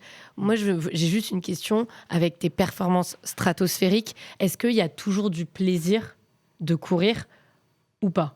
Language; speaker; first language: French; native; French